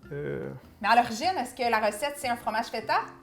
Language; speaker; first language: French; native; French